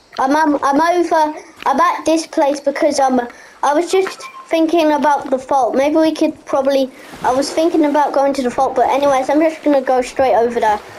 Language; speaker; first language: English; native; English